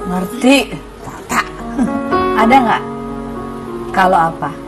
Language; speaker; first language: Indonesian; native; Indonesian